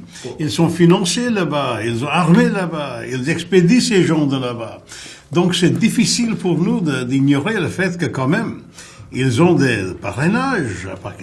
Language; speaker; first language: French; non-native, fluent; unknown